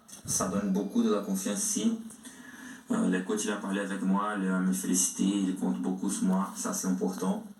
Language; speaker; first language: French; non-native, learner; Portuguese